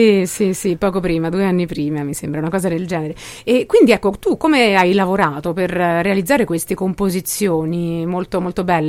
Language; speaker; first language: Italian; native; Italian